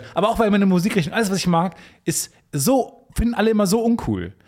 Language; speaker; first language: German; native; German